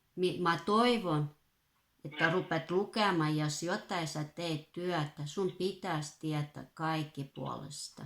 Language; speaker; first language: Finnish; non-native, fluent; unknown